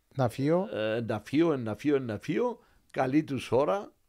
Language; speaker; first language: Greek; native; Greek